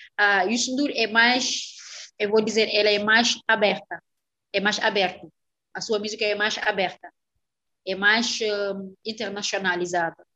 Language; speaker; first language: Portuguese; non-native, fluent; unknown